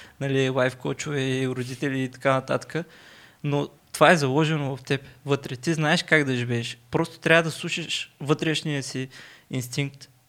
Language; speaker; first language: Bulgarian; non-native, local second language; Turkish